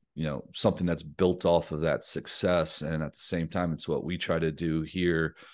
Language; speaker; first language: English; native; English